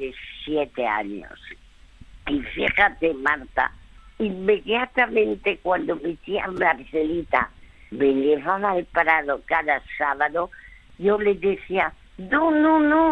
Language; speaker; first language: Spanish; early bilingual, other home language; French